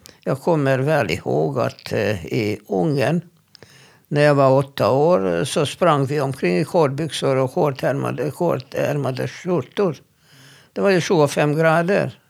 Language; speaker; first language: Swedish; non-native, fluent; Hungarian